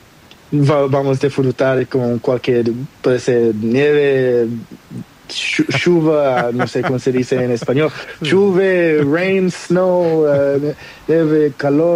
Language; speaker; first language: Spanish; non-native, learner; Portuguese